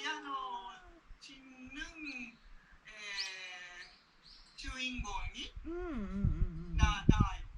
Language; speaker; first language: Korean; non-native, learner; Japanese